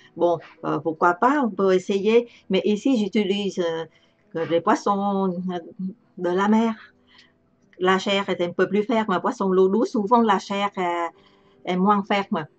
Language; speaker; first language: French; non-native, learner; Vietnamese